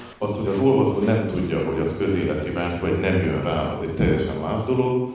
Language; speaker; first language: Hungarian; native; Hungarian